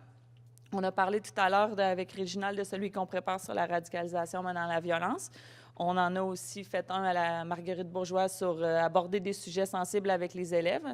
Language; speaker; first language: French; native; French